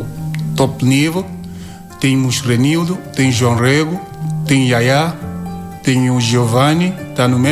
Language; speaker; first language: Portuguese; non-native, learner; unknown